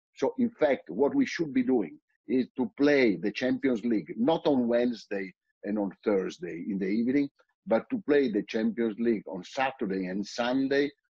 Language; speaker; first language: English; non-native, fluent; Italian